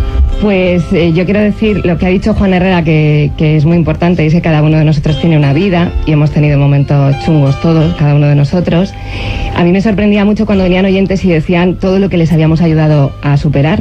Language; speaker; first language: Spanish; native; Spanish